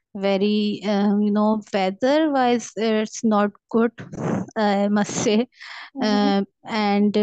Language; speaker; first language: English; non-native, local second language; Urdu